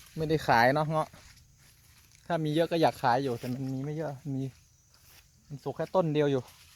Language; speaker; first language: Thai; native; Thai